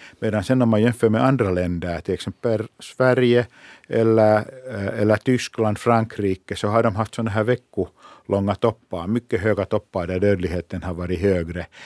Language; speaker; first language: Swedish; non-native, local second language; Finnish